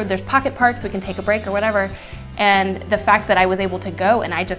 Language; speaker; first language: English; native; English